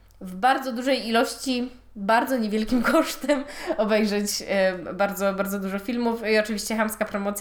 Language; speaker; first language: Polish; native; Polish